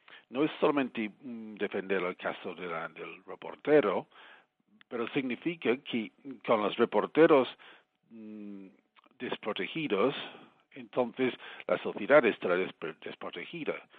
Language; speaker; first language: Spanish; non-native, fluent; English